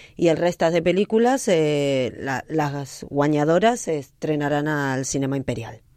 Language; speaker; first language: Catalan; non-native, local second language; Spanish